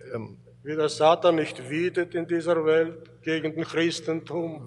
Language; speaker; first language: German; early bilingual, heritage; German